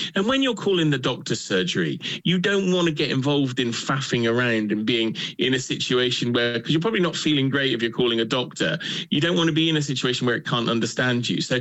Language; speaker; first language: English; native; English